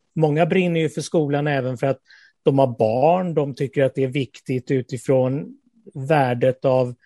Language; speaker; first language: Swedish; native; Swedish